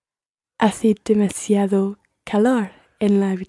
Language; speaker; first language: Spanish; non-native, learner; English